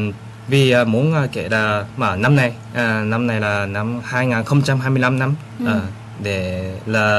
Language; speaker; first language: Vietnamese; early bilingual, heritage; Vietnamese